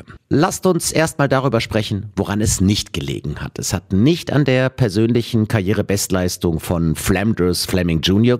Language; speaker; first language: German; native; German